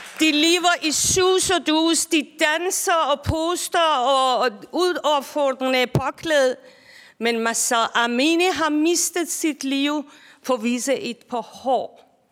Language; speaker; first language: Danish; non-native, fluent; Persian